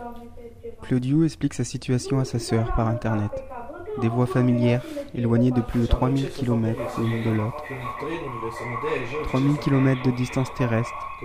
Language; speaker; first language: French; native; French